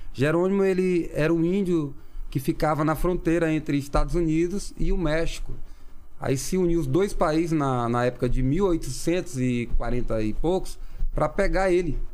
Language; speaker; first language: Portuguese; non-native, local second language; Kayapó